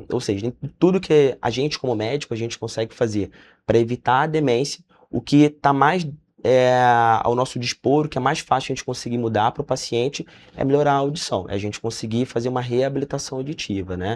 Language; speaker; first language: Portuguese; native; Portuguese